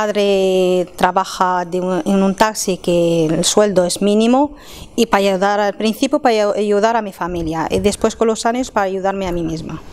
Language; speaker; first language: Spanish; non-native, fluent; Arabic